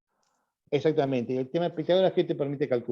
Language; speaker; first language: Spanish; native; Spanish